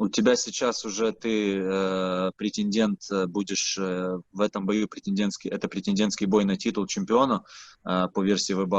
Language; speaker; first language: Russian; native; Russian